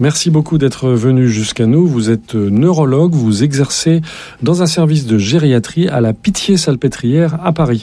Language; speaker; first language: French; native; French